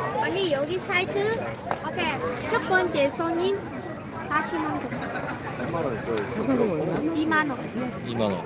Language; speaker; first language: Korean; non-native, learner; Vietnamese